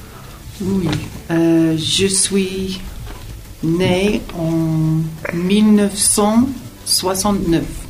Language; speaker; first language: French; non-native, learner; English